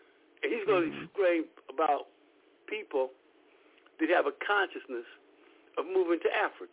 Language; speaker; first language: English; native; English